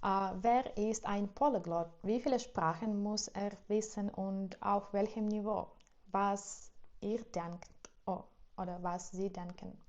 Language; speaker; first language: German; non-native, learner; Russian